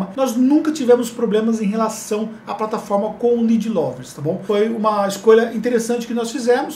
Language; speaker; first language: Portuguese; native; Portuguese